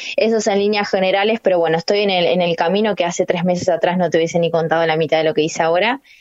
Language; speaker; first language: Spanish; native; Spanish